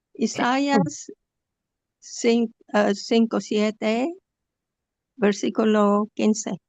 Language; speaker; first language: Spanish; non-native, learner; English